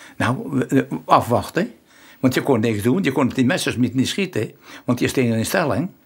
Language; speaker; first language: Dutch; native; Dutch